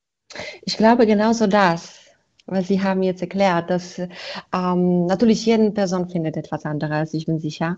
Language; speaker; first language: German; non-native, fluent; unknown